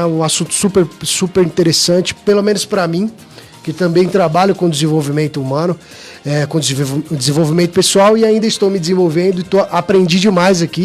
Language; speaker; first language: Portuguese; native; Portuguese